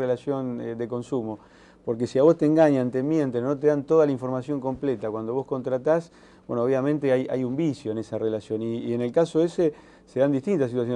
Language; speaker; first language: Spanish; native; Spanish